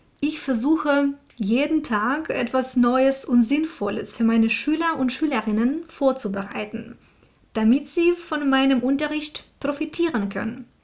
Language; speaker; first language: German; non-native, fluent; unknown